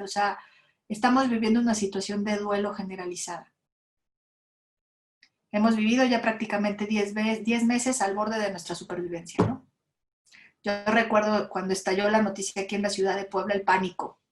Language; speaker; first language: Spanish; native; Spanish